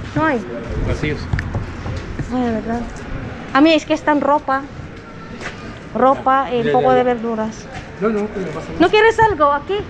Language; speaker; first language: Spanish; non-native, learner; Filipino